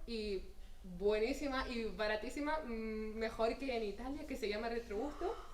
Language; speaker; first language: Spanish; native; Spanish